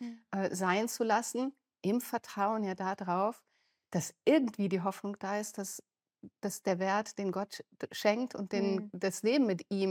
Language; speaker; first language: German; native; German